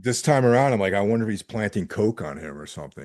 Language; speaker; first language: English; native; English